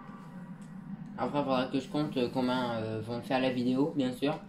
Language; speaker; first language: French; native; French